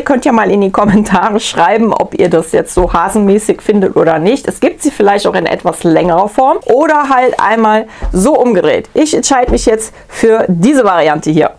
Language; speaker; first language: German; native; German